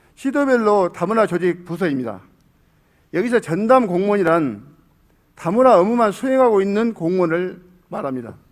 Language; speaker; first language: Korean; native; Korean